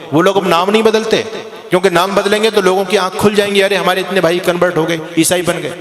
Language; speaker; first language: Hindi; native; Hindi